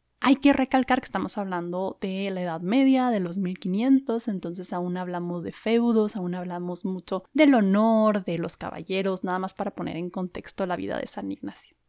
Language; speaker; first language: Spanish; native; Spanish